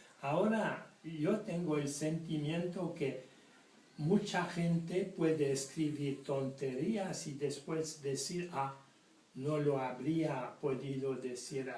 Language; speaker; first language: Spanish; non-native, fluent; French